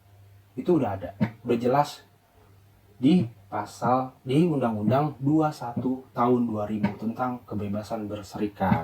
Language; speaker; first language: Indonesian; native; Indonesian